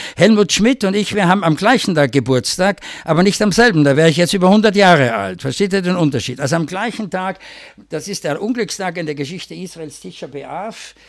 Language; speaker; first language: German; native; German